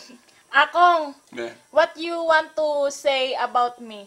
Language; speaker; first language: English; non-native, learner; Filipino